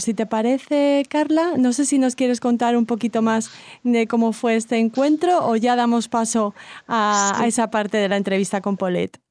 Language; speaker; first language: Spanish; native; Spanish